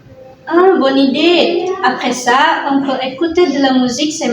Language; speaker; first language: French; non-native, learner; Indonesian